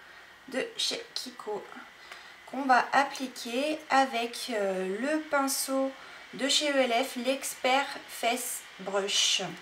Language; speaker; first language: French; native; French